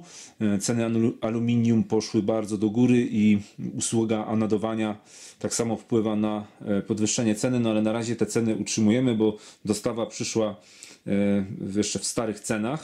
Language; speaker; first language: Polish; native; Polish